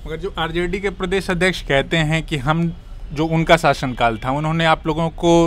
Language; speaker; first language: Hindi; native; Hindi